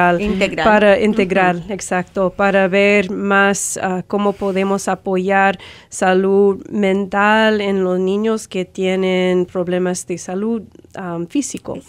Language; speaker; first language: Spanish; non-native, fluent; English